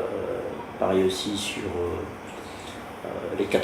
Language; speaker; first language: French; native; French